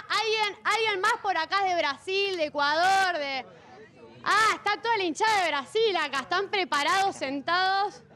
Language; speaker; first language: Spanish; native; Spanish